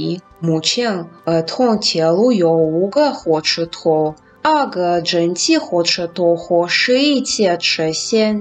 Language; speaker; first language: Chinese; non-native, learner; Russian